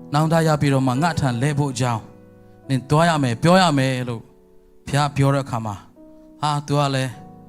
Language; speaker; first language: Burmese; non-native, local second language; Tedim Chin